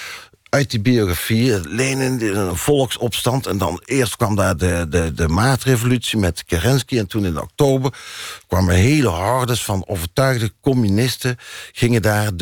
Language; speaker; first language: Dutch; native; Dutch